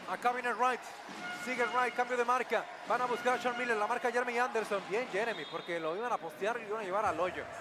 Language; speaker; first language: Spanish; native; Spanish